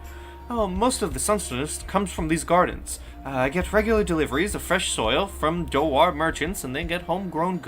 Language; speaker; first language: English; native; English